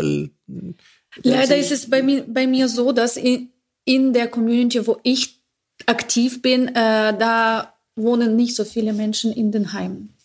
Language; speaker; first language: German; non-native, learner; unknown